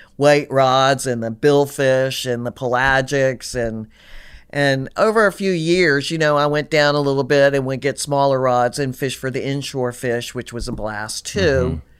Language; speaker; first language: English; native; English